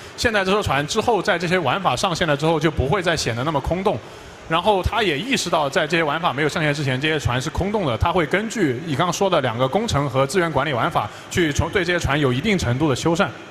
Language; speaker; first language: Chinese; native; Chinese